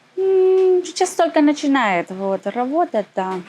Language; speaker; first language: Russian; non-native, learner; Spanish